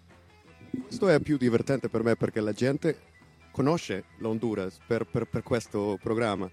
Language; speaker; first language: Italian; non-native, learner; Spanish